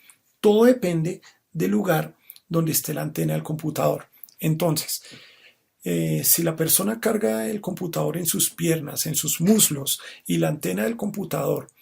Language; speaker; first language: Spanish; native; Spanish